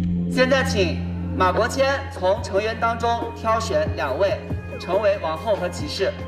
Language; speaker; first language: Chinese; native; Chinese